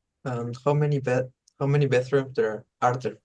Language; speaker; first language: English; non-native, learner; Spanish